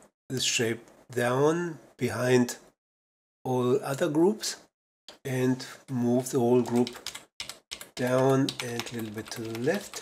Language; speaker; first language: English; non-native, fluent; German